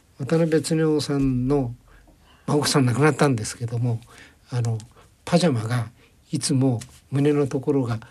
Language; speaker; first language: Japanese; native; Japanese